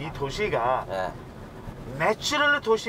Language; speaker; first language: Korean; non-native, fluent; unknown